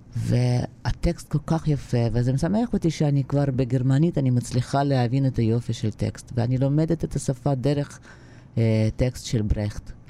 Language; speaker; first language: Hebrew; non-native, fluent; Russian